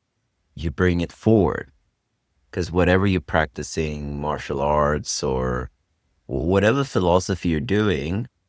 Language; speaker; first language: English; non-native, fluent; Swedish